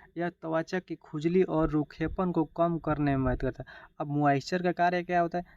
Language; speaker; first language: Hindi; native; Hindi